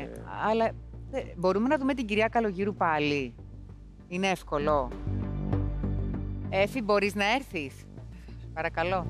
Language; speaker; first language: Greek; native; Greek